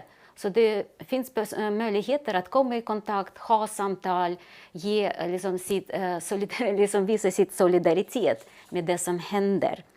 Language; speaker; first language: Swedish; non-native, fluent; Russian